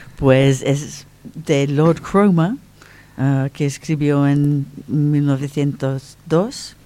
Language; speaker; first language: Spanish; non-native, fluent; English